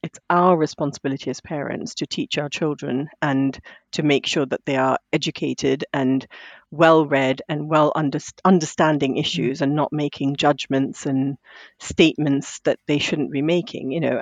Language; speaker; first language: English; non-native, local second language; Tamil